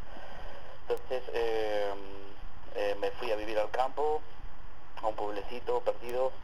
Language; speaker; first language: Spanish; native; Spanish